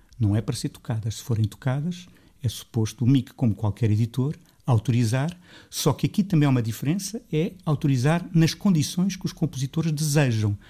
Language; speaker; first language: Portuguese; native; Portuguese